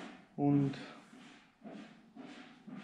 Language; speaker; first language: German; non-native, learner; Romanian